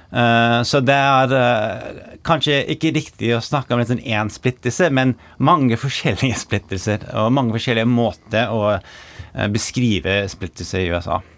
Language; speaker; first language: Norwegian; non-native, fluent; English